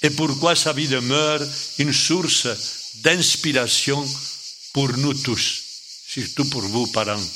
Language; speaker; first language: French; non-native, fluent; Spanish